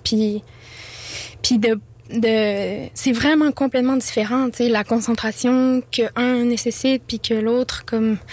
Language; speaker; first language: French; native; French